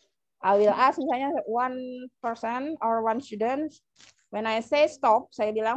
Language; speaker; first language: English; non-native, learner; Indonesian